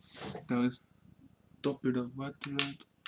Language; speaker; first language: German; native; German